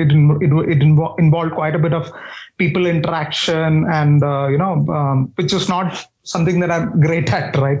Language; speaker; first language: English; non-native, local second language; Malayalam